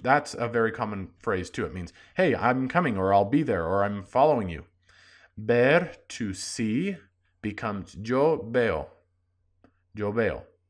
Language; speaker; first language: English; native; English